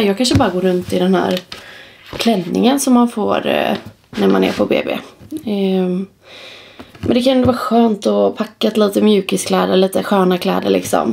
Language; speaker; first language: Swedish; native; Swedish